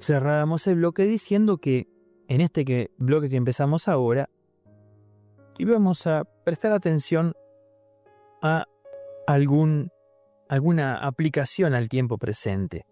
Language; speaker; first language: Spanish; native; Spanish